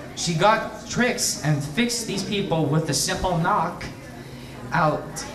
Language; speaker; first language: English; native; English